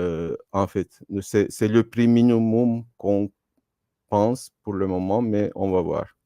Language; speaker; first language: French; non-native, fluent; Turkish